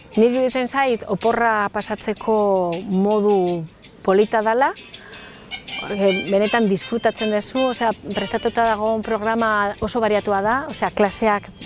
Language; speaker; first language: Basque; non-native, local second language; Spanish